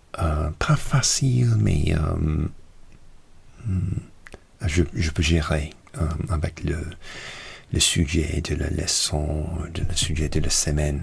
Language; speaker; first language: French; non-native, learner; English